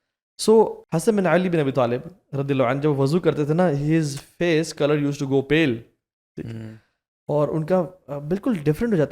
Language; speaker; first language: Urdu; native; Urdu